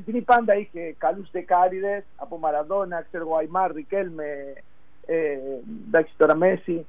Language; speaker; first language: Greek; non-native, fluent; Spanish